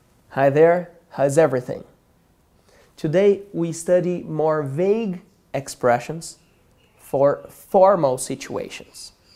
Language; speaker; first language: English; non-native, fluent; Portuguese